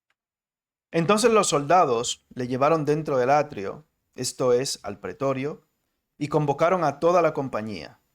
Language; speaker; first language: Spanish; native; Spanish